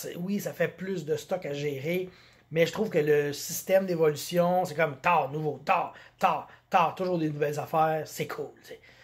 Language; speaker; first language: French; native; French